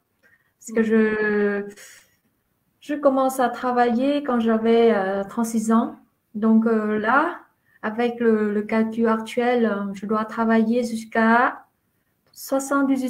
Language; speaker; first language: French; non-native, fluent; Vietnamese